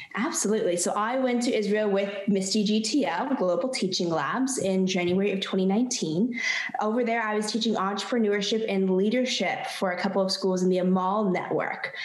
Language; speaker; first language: English; native; English